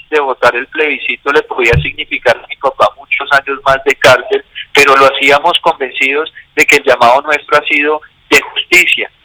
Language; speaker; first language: Spanish; native; Spanish